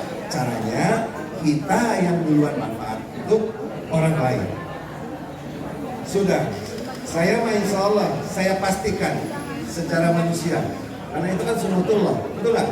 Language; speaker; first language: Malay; non-native, local second language; Sundanese